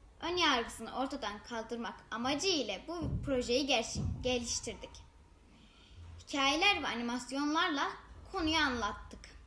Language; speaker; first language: Turkish; native; Turkish